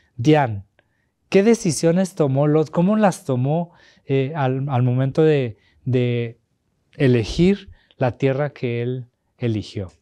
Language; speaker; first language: Spanish; native; Spanish